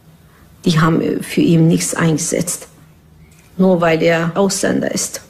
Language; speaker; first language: German; non-native, learner; Turkish